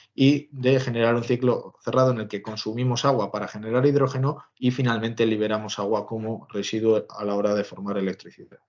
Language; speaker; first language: Spanish; native; Spanish